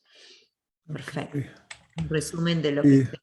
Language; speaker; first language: Spanish; native; Spanish